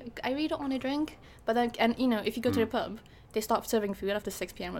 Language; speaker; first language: English; non-native, local second language; Malay